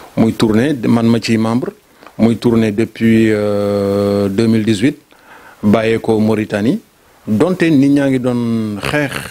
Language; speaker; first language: Wolof; non-native, local second language; Soninke